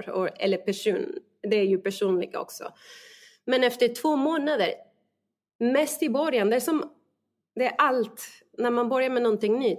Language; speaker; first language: Swedish; non-native, fluent; Spanish